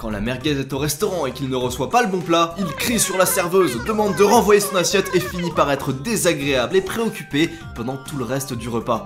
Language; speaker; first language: French; native; French